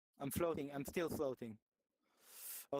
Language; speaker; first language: English; non-native, fluent; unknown